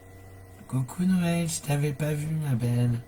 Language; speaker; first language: French; native; French